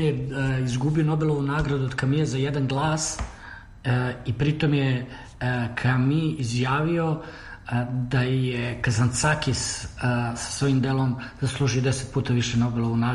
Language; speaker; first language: Serbian; native; Serbian